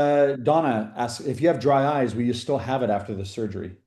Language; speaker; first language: English; native; English